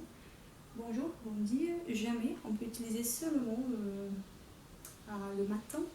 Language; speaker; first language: French; non-native, fluent; Portuguese